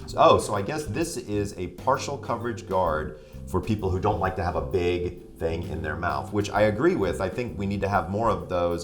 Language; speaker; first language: English; native; English